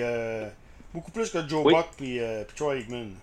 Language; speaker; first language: French; native; French